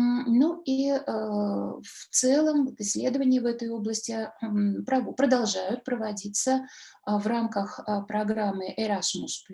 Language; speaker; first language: Russian; native; Russian